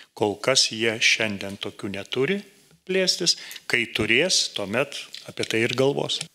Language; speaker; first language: Lithuanian; native; Lithuanian